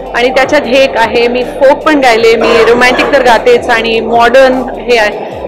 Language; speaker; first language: Marathi; non-native, local second language; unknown